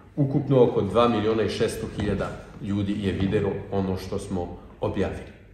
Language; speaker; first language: Bosnian; non-native, fluent; French